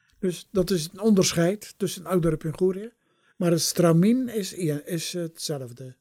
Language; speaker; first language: Dutch; native; Dutch